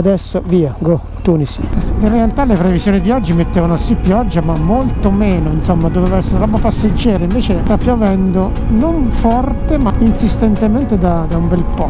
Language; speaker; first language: Italian; native; Italian